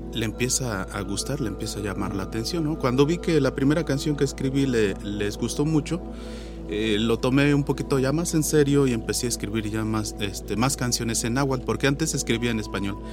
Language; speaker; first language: Spanish; non-native, local second language; Nahuatl languages